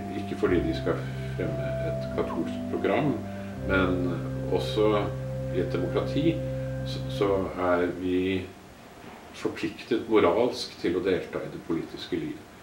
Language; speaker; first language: Norwegian; native; Norwegian